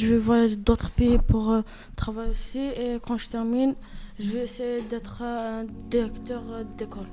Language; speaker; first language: French; non-native, learner; Arabic